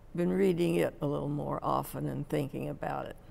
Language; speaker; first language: English; native; English